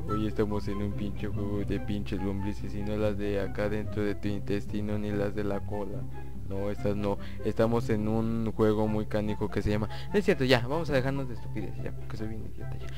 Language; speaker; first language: Spanish; native; Spanish